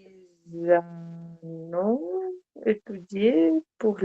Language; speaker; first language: French; non-native, learner; Portuguese